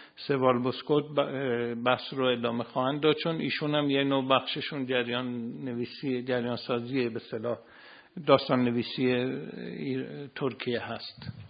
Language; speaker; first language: Persian; native; Persian